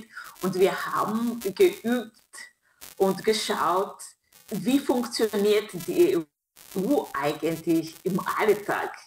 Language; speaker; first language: German; non-native, fluent; Kinyarwanda